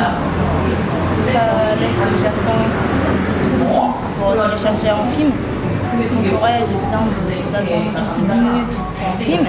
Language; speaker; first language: French; non-native, fluent; Korean